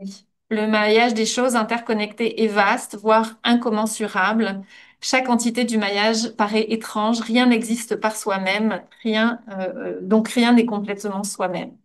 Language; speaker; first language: French; native; French